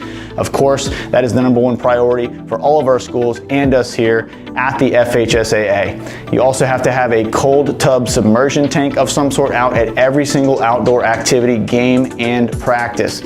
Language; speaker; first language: English; native; English